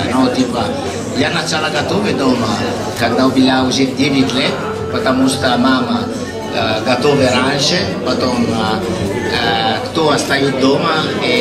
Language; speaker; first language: Russian; non-native, learner; Italian